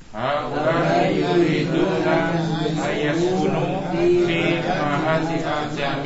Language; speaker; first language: Arabic; non-native, learner; Indonesian